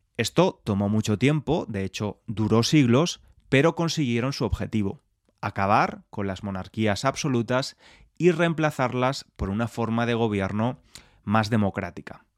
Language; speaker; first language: Spanish; native; Spanish